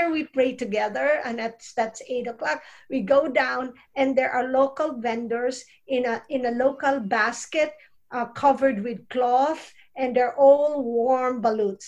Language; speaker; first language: English; non-native, local second language; Bikol